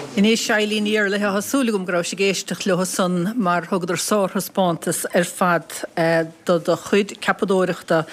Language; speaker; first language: Irish; native; Irish